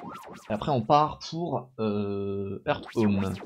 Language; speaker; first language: French; native; French